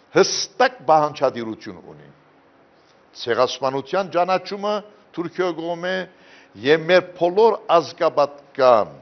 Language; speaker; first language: Armenian; early bilingual, heritage; Armenian